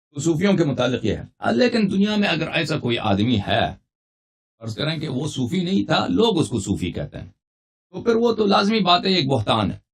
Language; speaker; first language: Urdu; non-native, fluent; Persian